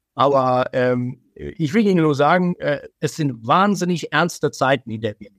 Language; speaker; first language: German; early bilingual, other home language; Persian